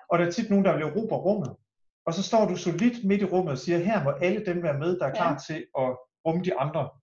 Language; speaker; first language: Danish; native; Danish